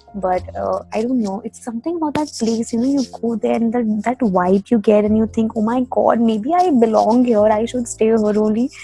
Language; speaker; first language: English; non-native, local second language; Punjabi